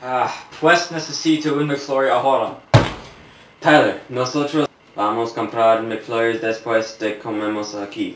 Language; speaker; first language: Spanish; non-native, learner; English